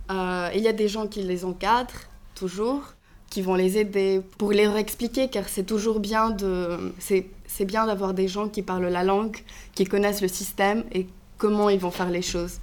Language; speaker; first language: French; non-native, fluent; Greek